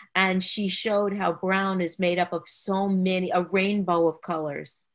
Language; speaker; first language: English; native; English